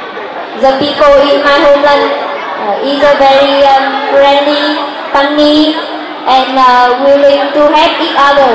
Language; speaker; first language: English; non-native, learner; Vietnamese